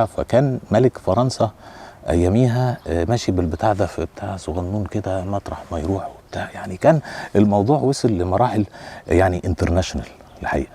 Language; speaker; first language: Arabic; native; Arabic